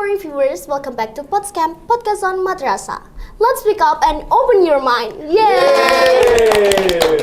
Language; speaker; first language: English; non-native, learner; Indonesian